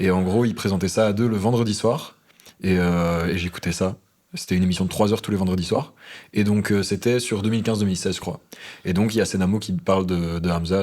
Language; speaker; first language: French; native; French